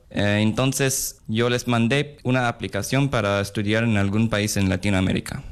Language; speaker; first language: Spanish; non-native, fluent; English